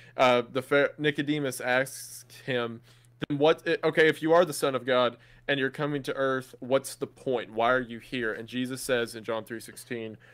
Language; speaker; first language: English; native; English